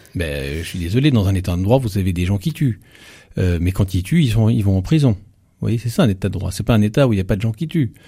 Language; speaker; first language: French; native; French